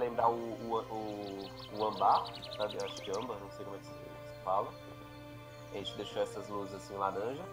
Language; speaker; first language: Portuguese; native; Portuguese